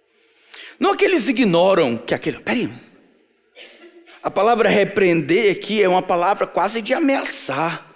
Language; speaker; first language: Portuguese; native; Portuguese